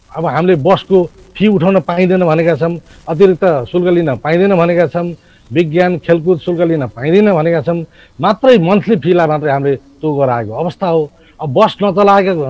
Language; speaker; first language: Nepali; native; Nepali